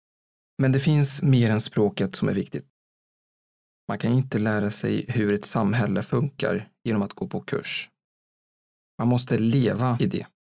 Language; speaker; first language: Swedish; non-native, fluent; Arabic